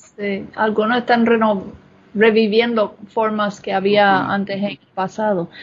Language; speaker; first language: Spanish; non-native, fluent; English